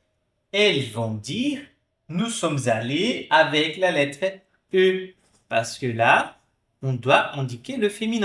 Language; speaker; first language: French; non-native, fluent; Portuguese